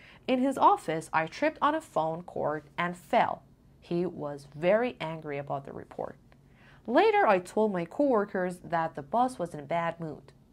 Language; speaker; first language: English; non-native, fluent; Persian